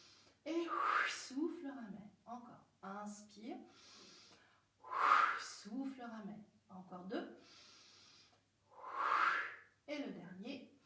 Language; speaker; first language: French; native; French